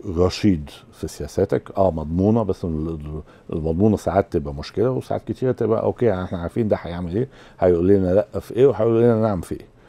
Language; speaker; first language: Arabic; native; Arabic